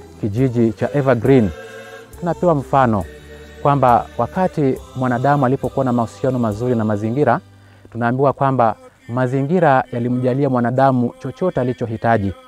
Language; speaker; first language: Swahili; non-native, local second language; Luyia